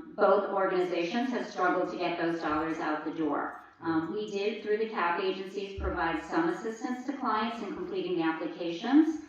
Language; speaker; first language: English; early bilingual, other home language; French